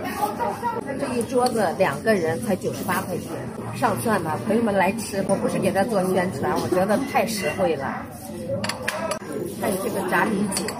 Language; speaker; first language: Chinese; native; Chinese